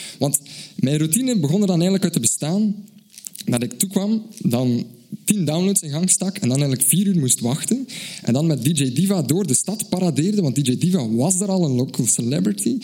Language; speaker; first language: Dutch; native; Dutch